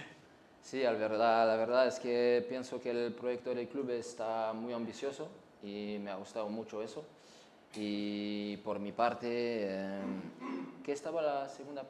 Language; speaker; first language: Spanish; non-native, fluent; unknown